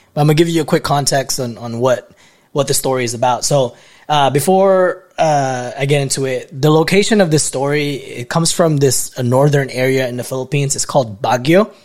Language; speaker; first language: English; non-native, local second language; Filipino